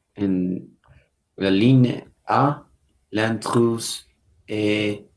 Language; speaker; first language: French; non-native, learner; Spanish